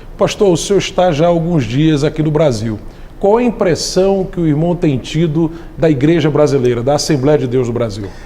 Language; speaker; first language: Portuguese; native; Portuguese